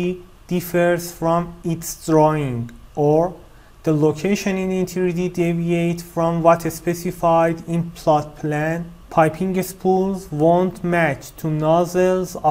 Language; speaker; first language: English; non-native, fluent; Persian